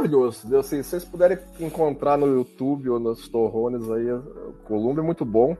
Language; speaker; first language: Portuguese; native; Portuguese